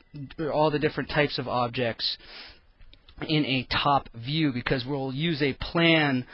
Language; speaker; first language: English; native; English